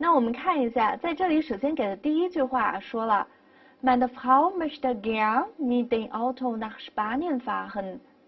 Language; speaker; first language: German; non-native, fluent; Chinese